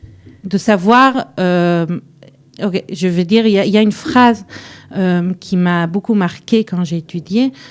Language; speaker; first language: French; early bilingual, heritage; French